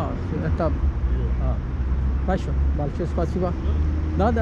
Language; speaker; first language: Russian; non-native, learner; Urdu